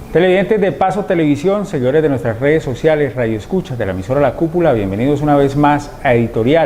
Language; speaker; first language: Spanish; native; Spanish